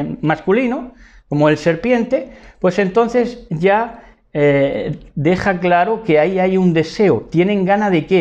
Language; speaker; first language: Spanish; native; Spanish